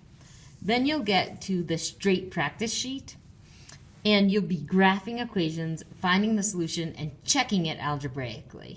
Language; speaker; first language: English; native; English